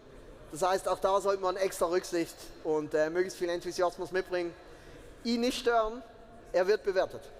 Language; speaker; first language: German; native; German